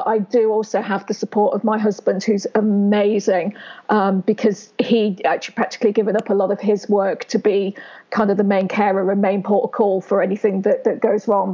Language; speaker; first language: English; native; English